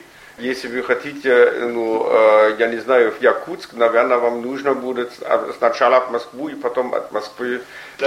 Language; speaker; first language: Russian; non-native, fluent; German